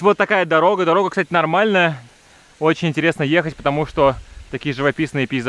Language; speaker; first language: Russian; native; Russian